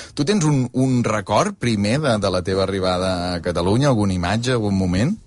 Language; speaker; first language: Catalan; native; Catalan